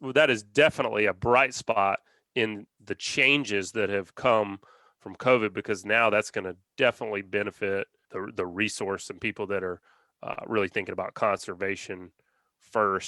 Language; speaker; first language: English; native; English